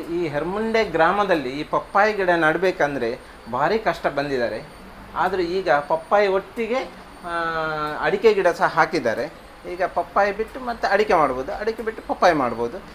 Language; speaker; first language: Kannada; non-native, local second language; Tulu